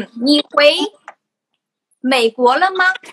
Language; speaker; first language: Chinese; non-native, learner; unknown